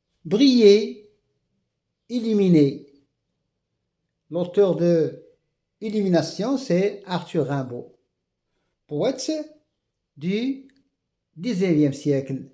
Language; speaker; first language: French; non-native, local second language; Arabic